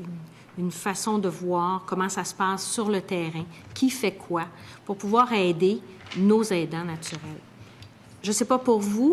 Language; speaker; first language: French; native; French